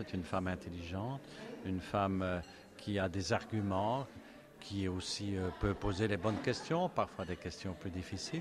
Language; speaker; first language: French; native; French